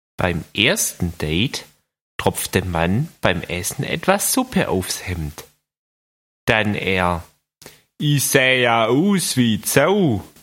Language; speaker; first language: German; native; German